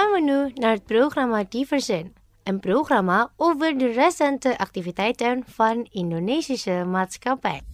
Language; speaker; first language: Dutch; non-native, fluent; Indonesian